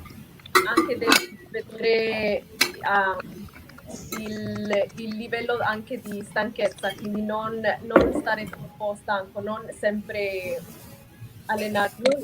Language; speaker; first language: Italian; non-native, fluent; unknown